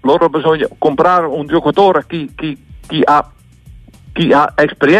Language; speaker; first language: Italian; non-native, learner; Dutch